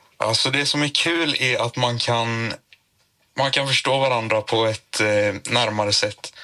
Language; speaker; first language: Swedish; native; Swedish